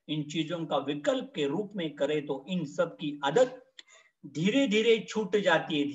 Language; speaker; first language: Hindi; non-native, local second language; Marathi